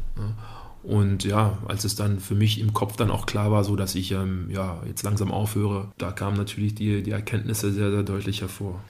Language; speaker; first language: German; early bilingual, other home language; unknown